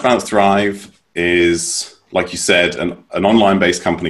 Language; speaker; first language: English; native; English